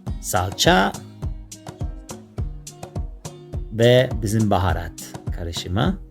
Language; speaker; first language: Turkish; non-native, learner; Spanish